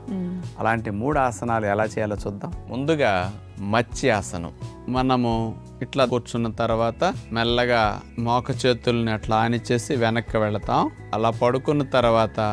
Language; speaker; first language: Telugu; native; Telugu